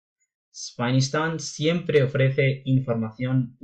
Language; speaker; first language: Spanish; non-native, fluent; Urdu